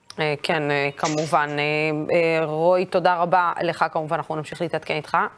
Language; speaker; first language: Hebrew; non-native, local second language; Arabic